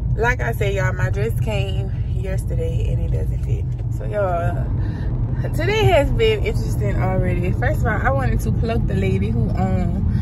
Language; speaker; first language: English; native; English